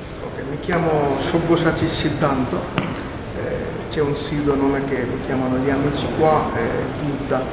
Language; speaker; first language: Italian; non-native, fluent; Bangla